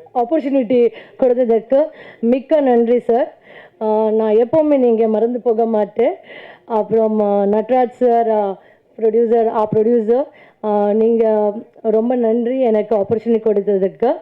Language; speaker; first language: Tamil; non-native, learner; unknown